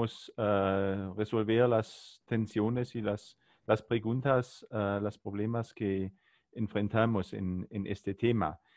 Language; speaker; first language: Spanish; non-native, learner; German